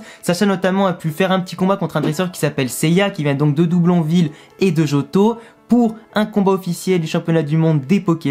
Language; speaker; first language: French; native; French